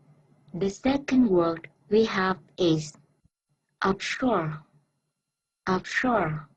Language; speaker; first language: English; non-native, fluent; Vietnamese